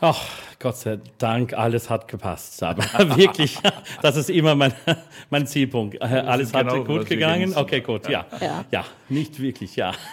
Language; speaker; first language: German; non-native, learner; English